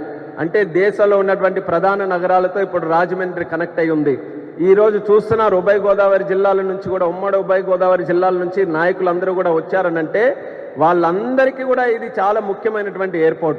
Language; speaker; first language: Telugu; native; Telugu